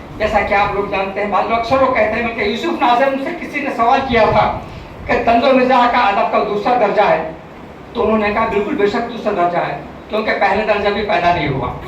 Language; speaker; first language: Hindi; non-native, local second language; Urdu